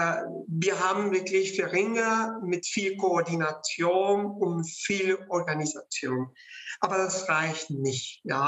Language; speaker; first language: German; non-native, fluent; Spanish